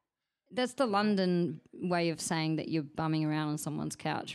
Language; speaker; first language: English; native; English